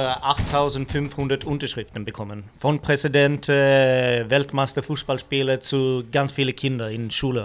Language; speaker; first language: German; non-native, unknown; Swedish